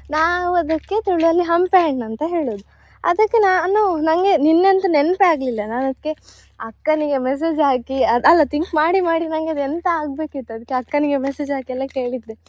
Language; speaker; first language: Kannada; non-native, local second language; Tulu